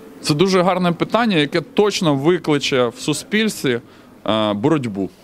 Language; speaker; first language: Ukrainian; native; Ukrainian